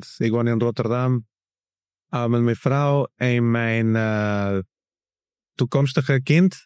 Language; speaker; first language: Dutch; non-native, learner; Spanish